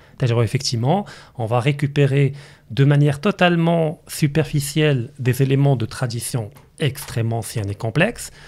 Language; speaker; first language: French; non-native, local second language; Arabic